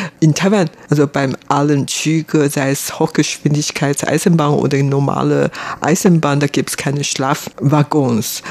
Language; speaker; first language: German; non-native, fluent; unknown